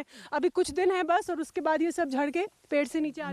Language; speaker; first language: Hindi; native; Hindi